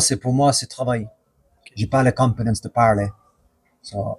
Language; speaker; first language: French; non-native, fluent; English